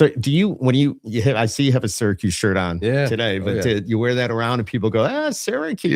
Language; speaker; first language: English; native; English